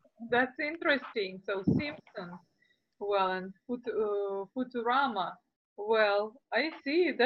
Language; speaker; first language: English; non-native, fluent; Russian